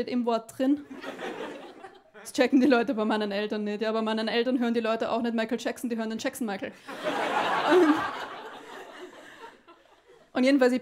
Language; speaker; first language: German; native; German